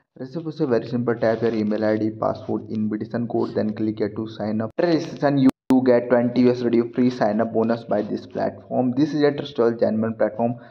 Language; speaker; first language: English; non-native, learner; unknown